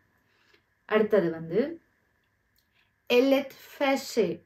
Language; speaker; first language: French; non-native, fluent; Tamil